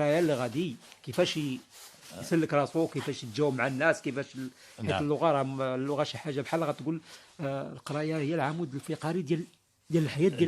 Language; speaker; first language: Arabic; native; Arabic